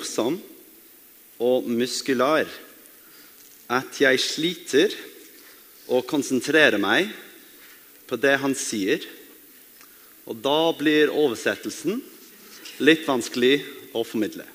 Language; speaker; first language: Norwegian; non-native, fluent; English